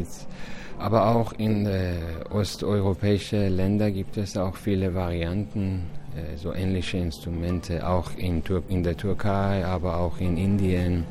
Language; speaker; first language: German; non-native, fluent; Persian